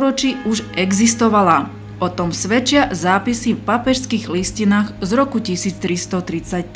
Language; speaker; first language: Slovak; native; Slovak